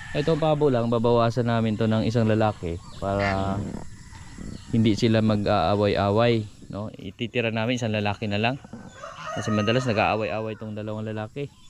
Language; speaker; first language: Filipino; non-native, local second language; Cebuano